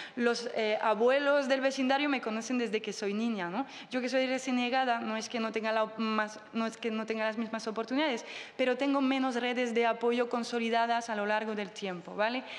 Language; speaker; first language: Spanish; non-native, fluent; French